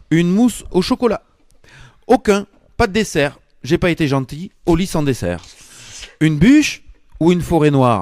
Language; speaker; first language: French; native; French